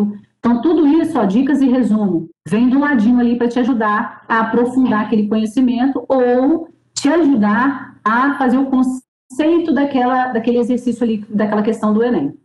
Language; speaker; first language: Portuguese; native; Portuguese